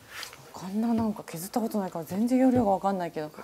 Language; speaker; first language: Japanese; native; Japanese